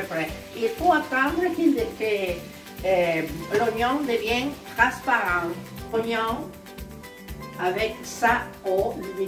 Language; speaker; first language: French; non-native, learner; Italian